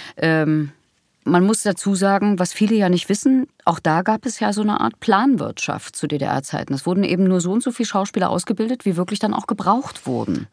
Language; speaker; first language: German; native; German